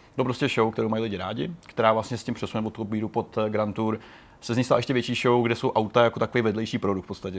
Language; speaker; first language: Czech; native; Czech